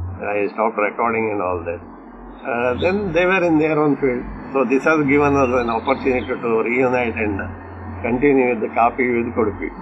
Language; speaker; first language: English; non-native, local second language; Konkani